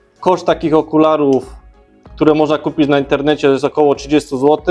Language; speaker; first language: Polish; native; Polish